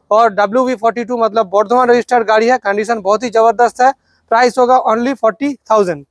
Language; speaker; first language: Hindi; non-native, local second language; Bangla